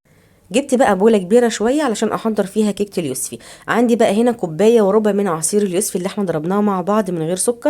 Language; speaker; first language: Arabic; native; Arabic